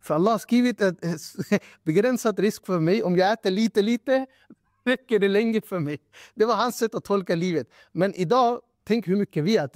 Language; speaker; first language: Swedish; non-native, fluent; Urdu